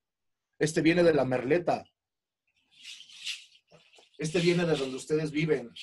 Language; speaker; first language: Spanish; native; Spanish